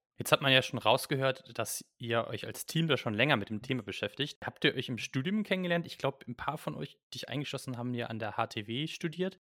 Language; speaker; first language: German; native; German